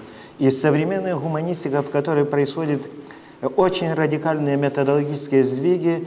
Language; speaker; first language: Russian; non-native, fluent; Lithuanian